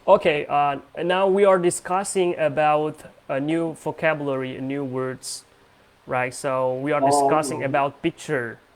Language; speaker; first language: English; non-native, learner; Indonesian